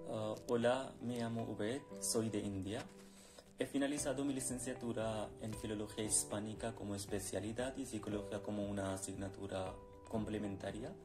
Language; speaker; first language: Spanish; non-native, fluent; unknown